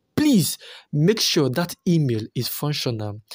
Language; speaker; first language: English; non-native, local second language; Igbo